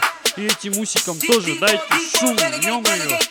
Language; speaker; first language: Russian; native; Russian